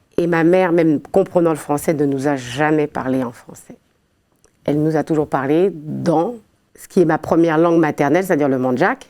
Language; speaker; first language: French; early bilingual, other home language; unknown